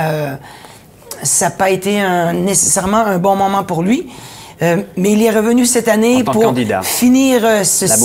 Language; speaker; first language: French; native; French